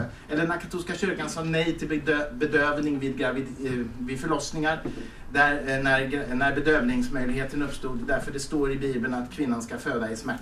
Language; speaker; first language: Swedish; native; Swedish